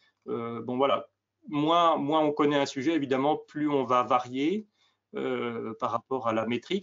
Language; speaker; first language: French; native; French